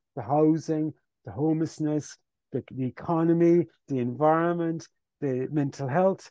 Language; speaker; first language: English; native; English